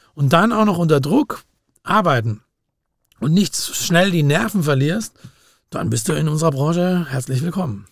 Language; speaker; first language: German; native; German